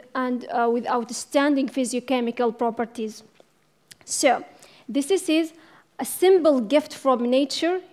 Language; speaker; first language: English; non-native, fluent; Arabic